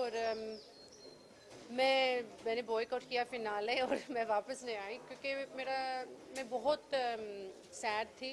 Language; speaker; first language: Hindi; early bilingual, heritage; English